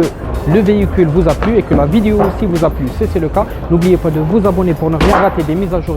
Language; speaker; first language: French; native; French